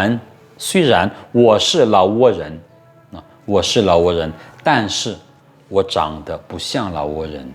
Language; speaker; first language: Chinese; non-native, fluent; Lao